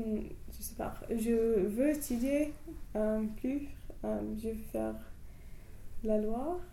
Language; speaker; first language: French; non-native, learner; English